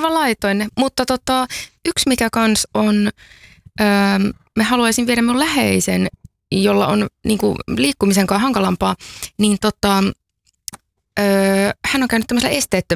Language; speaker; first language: Finnish; native; Finnish